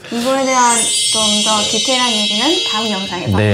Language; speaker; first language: Korean; native; Korean